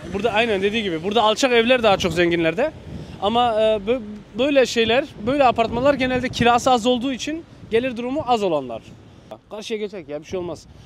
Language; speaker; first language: Turkish; early bilingual, heritage; Turkish